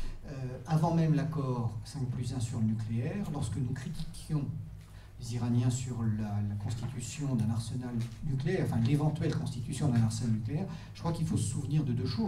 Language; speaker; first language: French; native; French